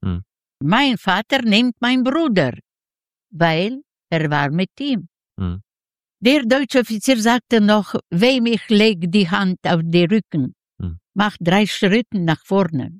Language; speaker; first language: German; non-native, fluent; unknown